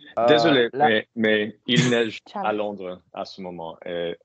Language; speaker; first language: French; non-native, learner; English